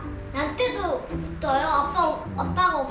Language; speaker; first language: Korean; early bilingual, heritage; Korean